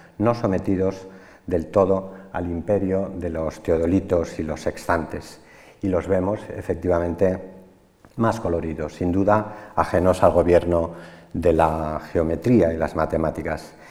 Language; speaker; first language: Spanish; native; Spanish